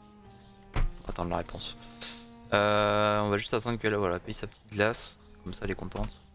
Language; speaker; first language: French; native; French